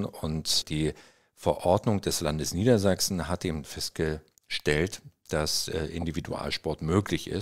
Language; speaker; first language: German; native; German